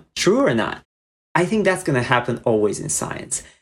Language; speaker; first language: English; non-native, fluent; Croatian